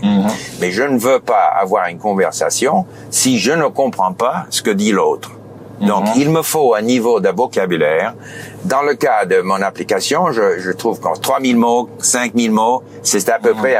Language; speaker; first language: French; non-native, fluent; English